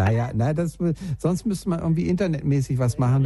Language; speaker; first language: German; native; German